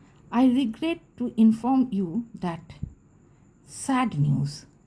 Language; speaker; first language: English; non-native, local second language; Bangla